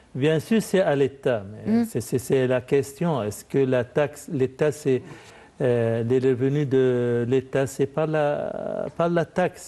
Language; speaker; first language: French; non-native, fluent; Arabic